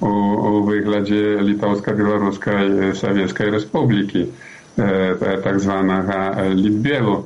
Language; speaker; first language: Polish; non-native, learner; Belarusian